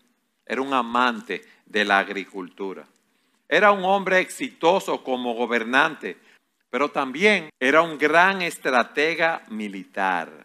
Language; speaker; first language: Spanish; native; Spanish